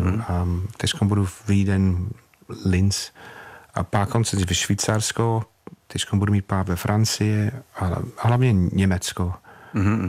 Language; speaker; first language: Czech; non-native, fluent; English